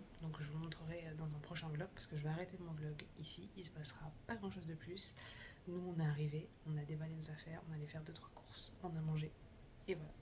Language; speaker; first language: French; native; French